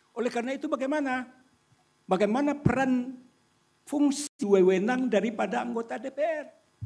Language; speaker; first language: Indonesian; non-native, local second language; Minangkabau